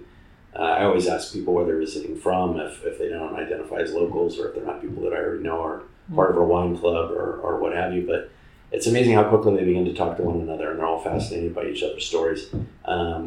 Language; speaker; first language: English; native; English